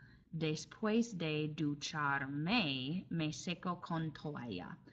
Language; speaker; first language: Spanish; non-native, fluent; English